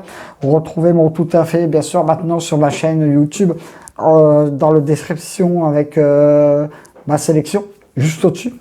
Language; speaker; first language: French; native; French